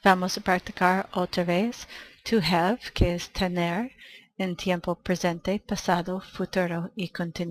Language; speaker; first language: Spanish; non-native, fluent; English